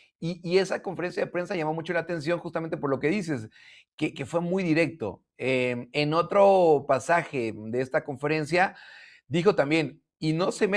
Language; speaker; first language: Spanish; native; Spanish